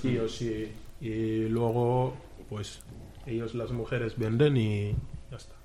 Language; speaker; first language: Spanish; non-native, fluent; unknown